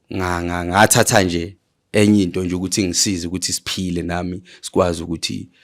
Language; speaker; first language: Zulu; native; Zulu